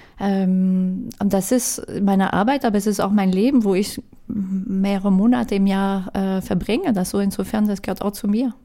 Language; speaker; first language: German; non-native, fluent; French